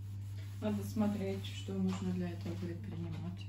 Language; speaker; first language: Russian; native; Russian